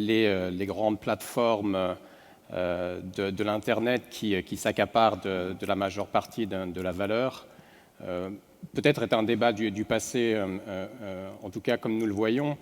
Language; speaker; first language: French; native; French